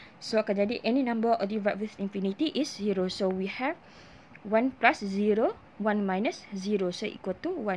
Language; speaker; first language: English; non-native, local second language; Malay